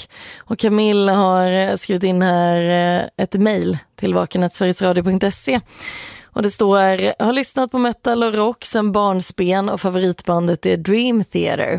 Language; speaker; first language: Swedish; native; Swedish